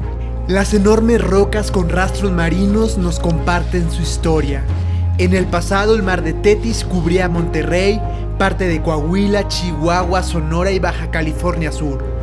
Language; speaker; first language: Spanish; native; Spanish